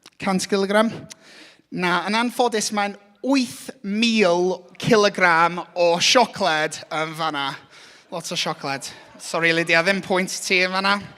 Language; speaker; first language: Welsh; non-native, local second language; English